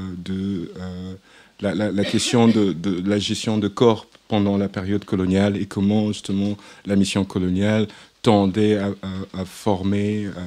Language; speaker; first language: French; non-native, local second language; Swahili